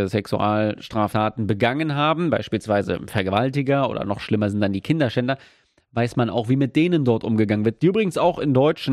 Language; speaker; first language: German; native; German